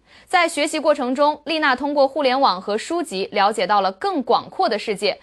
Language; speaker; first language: Chinese; native; Chinese